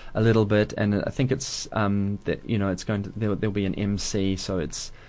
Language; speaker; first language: English; native; English